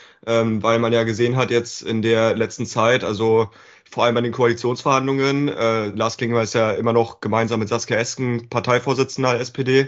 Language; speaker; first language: German; native; German